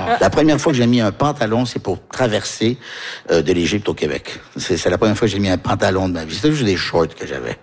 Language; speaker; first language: French; early bilingual, heritage; French